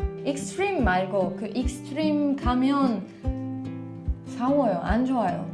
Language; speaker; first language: Korean; non-native, learner; French